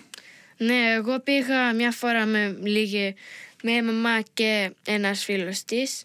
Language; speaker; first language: Greek; early bilingual, heritage; Greek